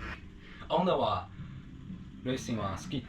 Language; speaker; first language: Japanese; non-native, learner; Chinese